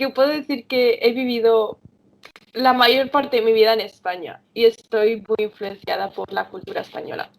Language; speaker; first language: Spanish; early bilingual, other home language; Romanian